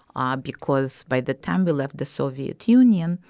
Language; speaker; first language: English; non-native, fluent; Russian